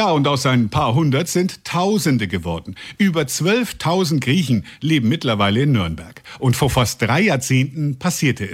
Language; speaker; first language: German; native; German